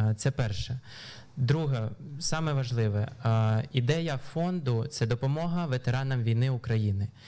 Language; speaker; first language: Ukrainian; native; Ukrainian